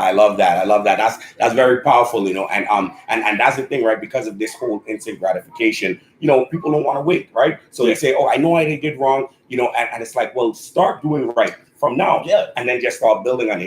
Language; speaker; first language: English; native; English